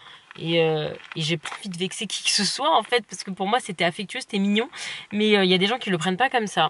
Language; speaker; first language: French; native; French